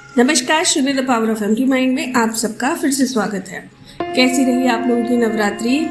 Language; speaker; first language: Hindi; non-native, local second language; Bangla